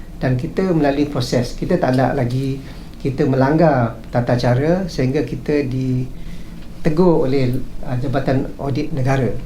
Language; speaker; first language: Malay; native; Malay